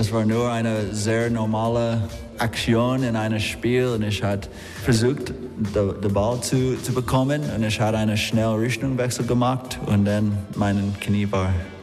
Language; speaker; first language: German; non-native, learner; English